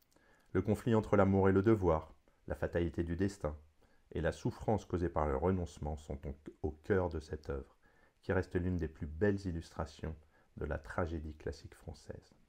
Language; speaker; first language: French; native; French